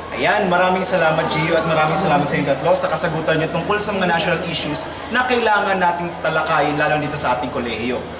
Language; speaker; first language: Filipino; native; Filipino